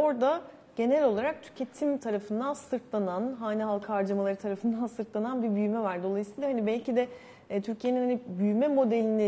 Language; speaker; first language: Turkish; native; Turkish